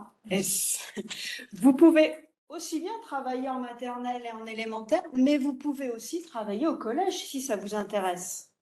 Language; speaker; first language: French; native; French